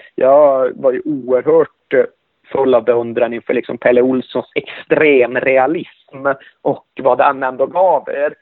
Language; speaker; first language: Swedish; native; Swedish